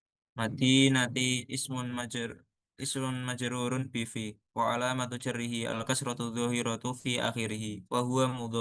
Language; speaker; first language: Arabic; non-native, learner; Indonesian